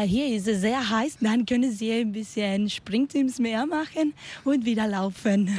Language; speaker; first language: German; non-native, learner; Spanish